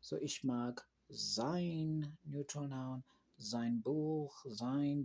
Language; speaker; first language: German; non-native, learner; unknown